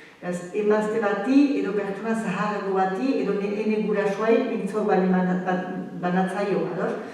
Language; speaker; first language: Basque; native; Basque